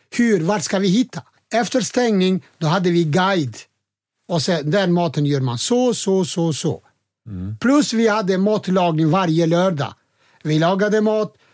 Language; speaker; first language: Swedish; non-native, fluent; Albanian